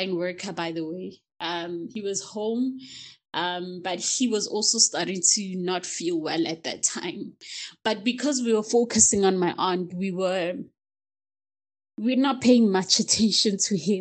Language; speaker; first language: English; non-native, local second language; Tswana